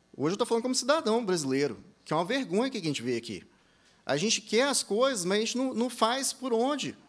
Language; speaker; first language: Portuguese; early bilingual, heritage; English